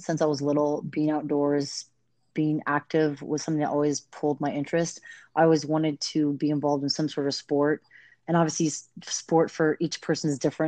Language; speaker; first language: English; native; English